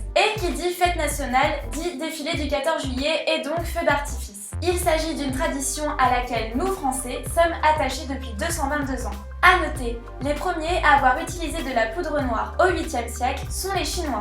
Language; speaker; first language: French; native; French